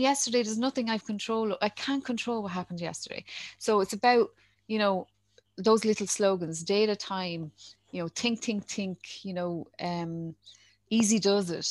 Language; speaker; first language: English; native; English